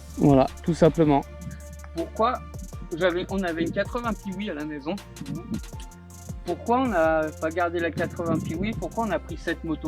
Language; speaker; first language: French; native; French